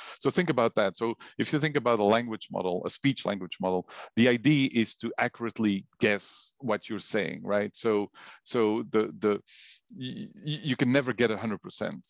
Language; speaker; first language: English; non-native, fluent; Dutch